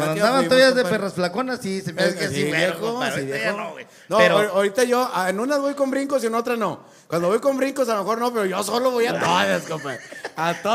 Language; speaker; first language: Spanish; native; Spanish